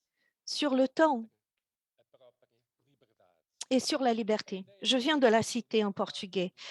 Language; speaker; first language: French; non-native, fluent; Portuguese